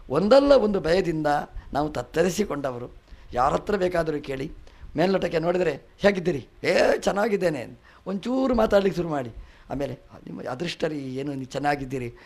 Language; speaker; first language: Kannada; non-native, local second language; Tulu